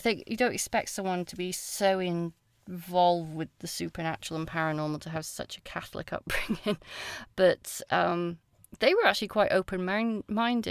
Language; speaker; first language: English; native; English